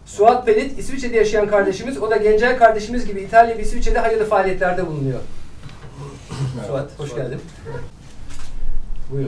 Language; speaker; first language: Turkish; native; Turkish